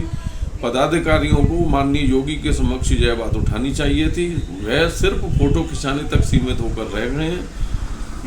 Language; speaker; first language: Hindi; native; Hindi